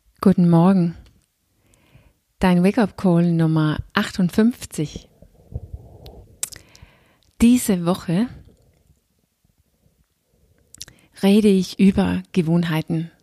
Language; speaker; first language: German; non-native, fluent; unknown